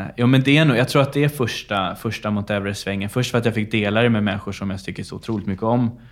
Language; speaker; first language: Swedish; native; Swedish